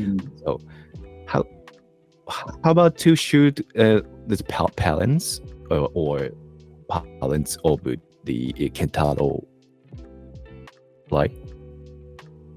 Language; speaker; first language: English; non-native, learner; Japanese